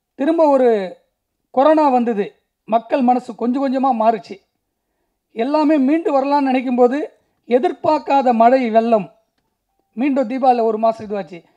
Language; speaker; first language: Tamil; native; Tamil